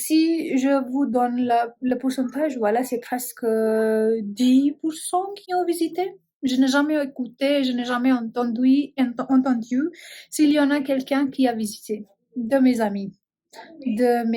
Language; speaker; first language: French; non-native, fluent; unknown